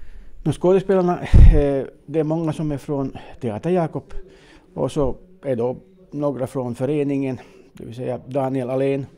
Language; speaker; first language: Swedish; native; Swedish